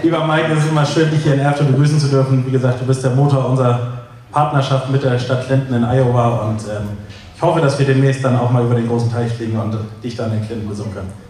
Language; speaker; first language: German; native; German